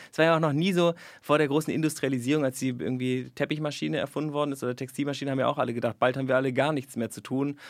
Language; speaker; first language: German; native; German